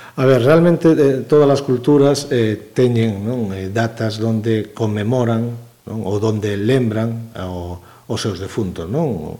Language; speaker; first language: Galician; native; Galician